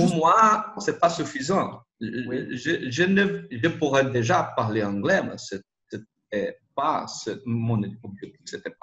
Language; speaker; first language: French; non-native, learner; Portuguese